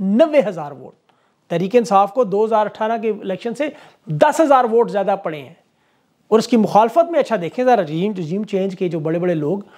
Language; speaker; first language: Urdu; native; Urdu